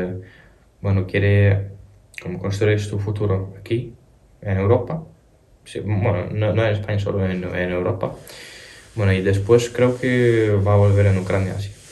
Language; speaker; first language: Spanish; early bilingual, other home language; Ukrainian